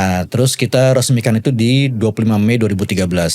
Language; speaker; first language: Indonesian; native; Indonesian